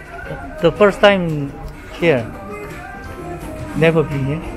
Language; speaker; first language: English; non-native, learner; Korean